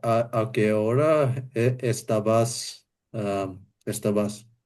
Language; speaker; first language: Spanish; non-native, learner; English